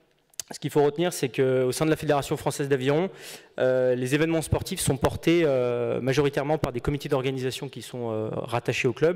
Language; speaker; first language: French; native; French